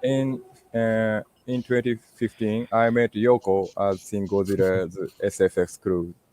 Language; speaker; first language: English; non-native, learner; Japanese